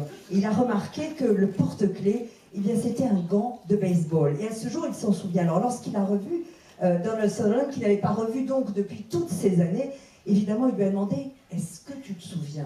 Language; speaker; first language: French; native; French